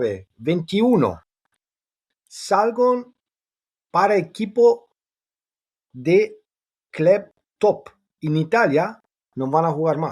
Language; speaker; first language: Spanish; non-native, fluent; Italian